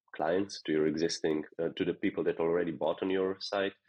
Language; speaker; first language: English; non-native, fluent; Slovenian